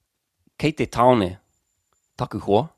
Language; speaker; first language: Māori; non-native, learner; English